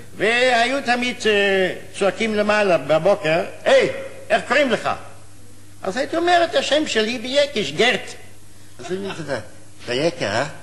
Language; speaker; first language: Hebrew; non-native, fluent; German